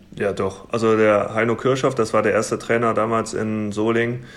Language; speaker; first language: German; native; German